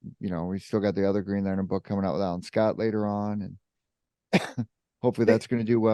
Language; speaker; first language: English; native; English